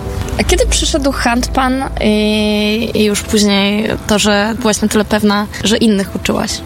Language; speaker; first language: Polish; native; Polish